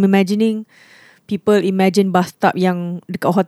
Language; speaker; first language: English; non-native, local second language; Malay